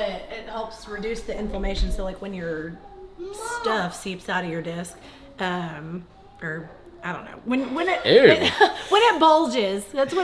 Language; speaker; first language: English; native; English